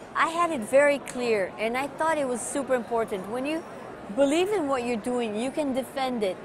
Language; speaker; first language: English; non-native, fluent; Portuguese